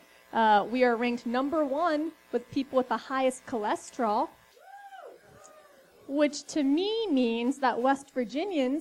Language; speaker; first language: English; native; English